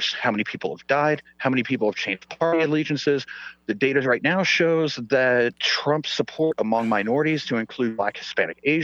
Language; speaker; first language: English; non-native, fluent; Swedish